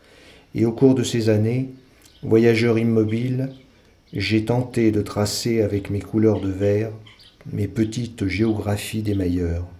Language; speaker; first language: French; native; French